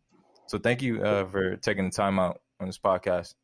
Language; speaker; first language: English; native; English